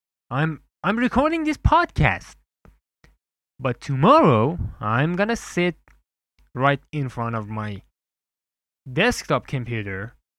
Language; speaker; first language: English; non-native, fluent; Persian